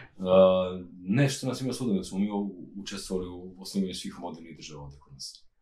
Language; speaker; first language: Serbian; non-native, local second language; Romanian